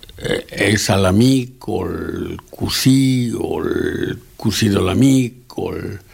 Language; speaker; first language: Catalan; non-native, fluent; Spanish